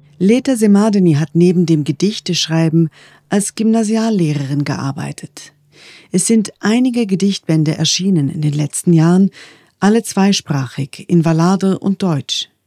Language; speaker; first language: German; native; German